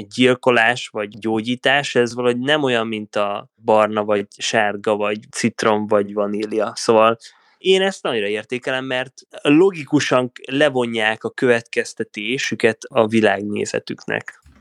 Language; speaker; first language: Hungarian; native; Hungarian